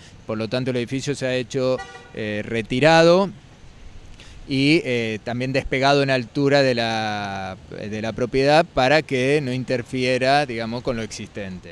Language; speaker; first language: Spanish; native; Spanish